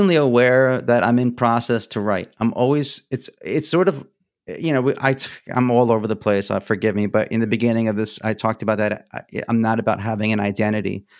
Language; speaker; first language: English; early bilingual, other home language; Greek